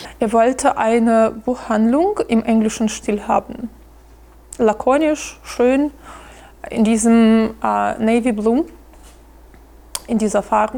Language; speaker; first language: German; non-native, fluent; Ukrainian